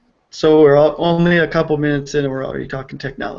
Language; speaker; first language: English; native; English